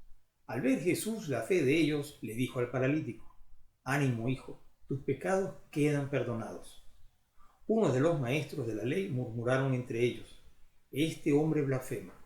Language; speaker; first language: Spanish; native; Spanish